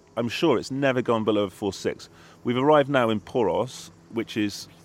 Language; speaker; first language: English; native; English